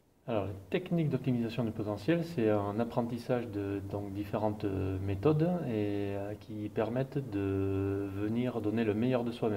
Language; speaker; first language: French; native; French